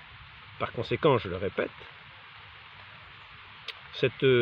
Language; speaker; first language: French; native; French